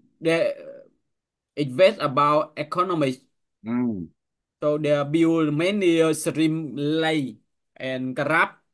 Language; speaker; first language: English; non-native, learner; Vietnamese